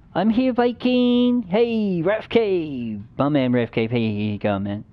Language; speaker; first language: English; native; English